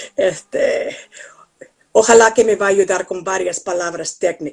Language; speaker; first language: Spanish; non-native, fluent; English